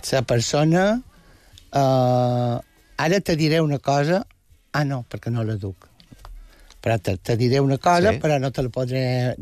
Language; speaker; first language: Catalan; non-native, local second language; Spanish